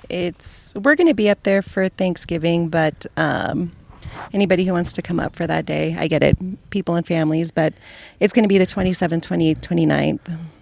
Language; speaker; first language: English; native; English